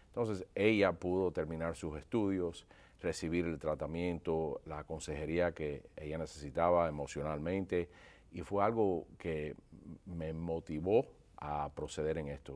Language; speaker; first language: Spanish; early bilingual, heritage; Spanish